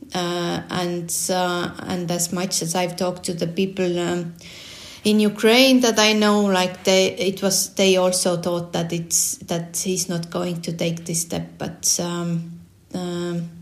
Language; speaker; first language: English; non-native, fluent; Estonian